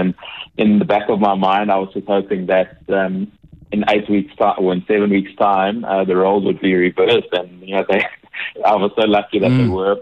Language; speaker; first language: English; native; English